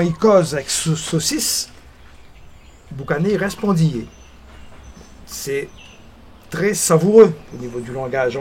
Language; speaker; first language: French; native; French